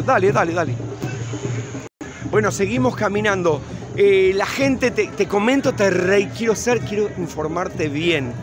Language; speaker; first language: Spanish; native; Spanish